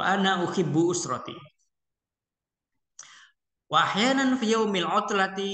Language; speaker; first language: Arabic; non-native, fluent; Indonesian